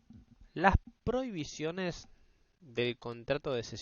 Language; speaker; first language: Spanish; native; Spanish